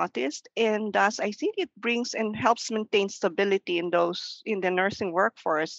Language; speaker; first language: English; non-native, local second language; Filipino